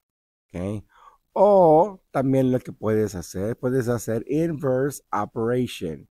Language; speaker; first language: Spanish; early bilingual, heritage; Spanish